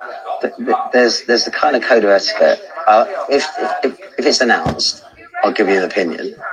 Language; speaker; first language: English; native; English